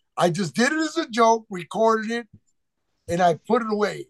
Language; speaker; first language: English; native; English